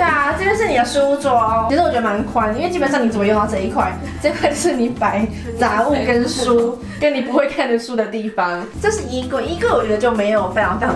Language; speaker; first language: Chinese; native; Chinese